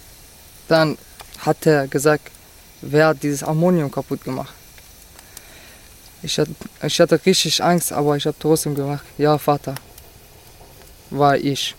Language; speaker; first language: German; non-native, fluent; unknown